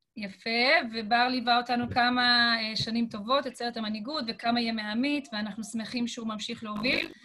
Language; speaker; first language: Hebrew; native; Hebrew